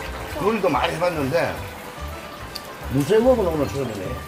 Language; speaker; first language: Korean; native; Korean